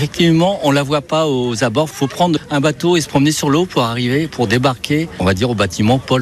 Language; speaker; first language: French; native; French